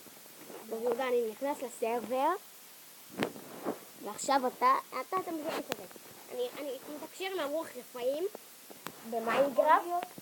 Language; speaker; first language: Hebrew; native; Hebrew